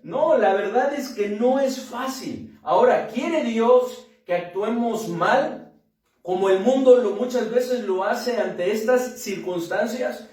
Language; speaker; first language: Spanish; native; Spanish